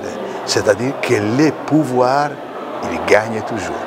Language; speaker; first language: French; non-native, fluent; Italian